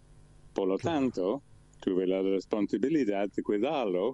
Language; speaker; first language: Spanish; non-native, learner; English